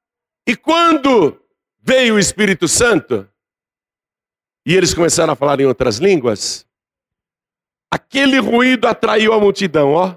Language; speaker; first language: Portuguese; native; Portuguese